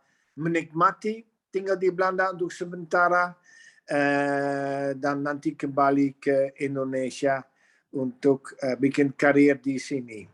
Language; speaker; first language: Indonesian; non-native, fluent; Dutch